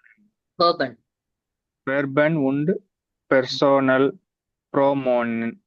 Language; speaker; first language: German; non-native, learner; Tamil